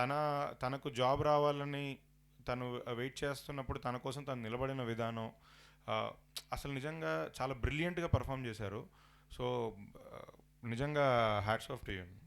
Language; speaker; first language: Telugu; native; Telugu